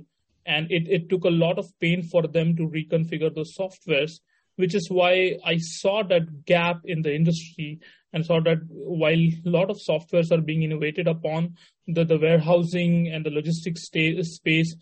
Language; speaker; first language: English; non-native, local second language; Hindi